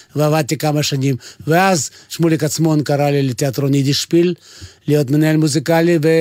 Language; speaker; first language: Hebrew; non-native, fluent; Russian